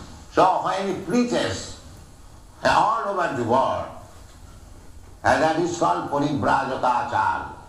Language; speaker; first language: English; non-native, local second language; Bangla